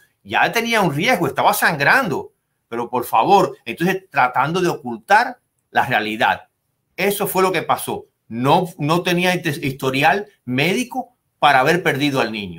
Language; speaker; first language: Spanish; native; Spanish